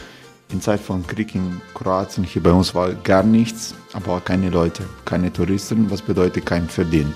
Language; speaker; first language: German; non-native, learner; Croatian